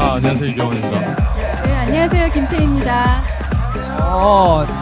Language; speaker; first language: Chinese; native; Chinese